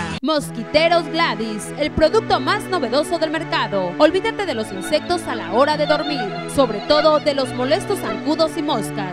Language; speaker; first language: Spanish; native; Spanish